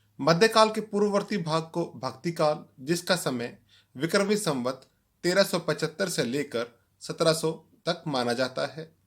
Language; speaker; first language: Hindi; native; Hindi